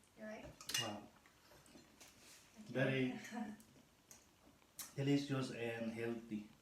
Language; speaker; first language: English; non-native, learner; Filipino